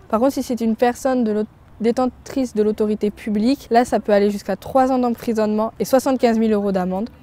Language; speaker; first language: French; native; French